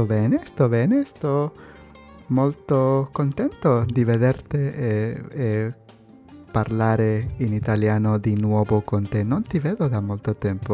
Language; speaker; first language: Italian; non-native, learner; Spanish